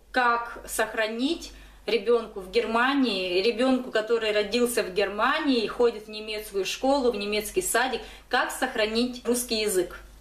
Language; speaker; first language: Russian; native; Russian